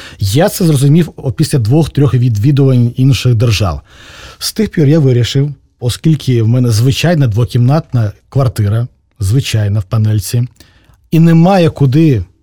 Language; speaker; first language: Ukrainian; native; Ukrainian